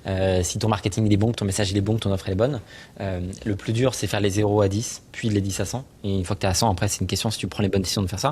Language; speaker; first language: French; native; French